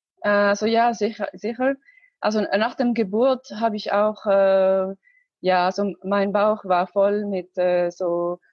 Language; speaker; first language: German; non-native, learner; Arabic